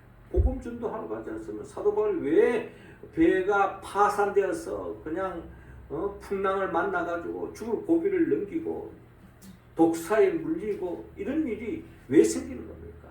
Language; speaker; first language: Korean; native; Korean